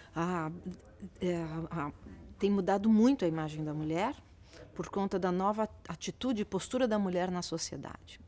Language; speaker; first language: Portuguese; native; Portuguese